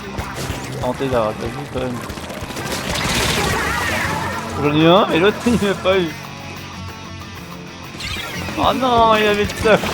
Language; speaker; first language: French; native; French